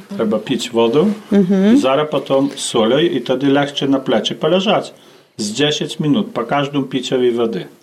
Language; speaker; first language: Ukrainian; native; Ukrainian